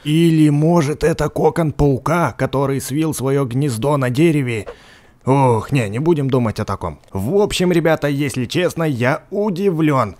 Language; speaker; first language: Russian; native; Russian